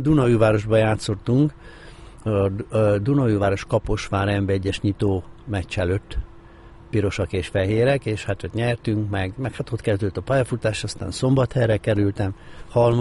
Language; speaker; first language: Hungarian; native; Hungarian